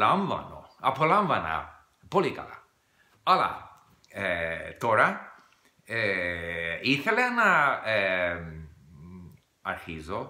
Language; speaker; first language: Greek; non-native, learner; English